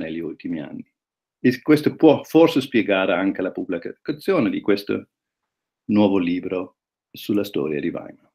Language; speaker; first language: Italian; non-native, fluent; German